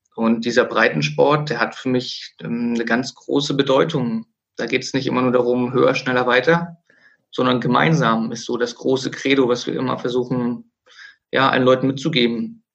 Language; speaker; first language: German; native; German